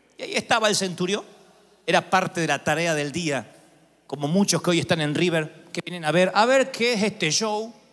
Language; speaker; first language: Spanish; native; Spanish